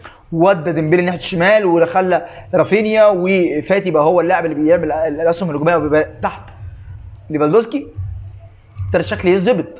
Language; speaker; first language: Arabic; native; Arabic